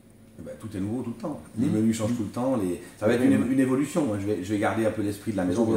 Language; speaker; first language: French; native; French